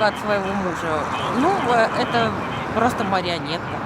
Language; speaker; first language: Russian; native; Russian